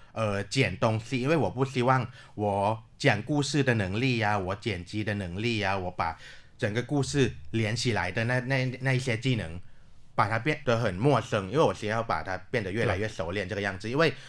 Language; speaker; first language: Chinese; non-native, fluent; Thai